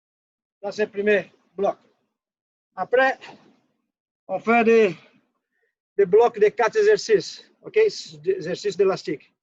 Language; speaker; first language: French; non-native, fluent; Portuguese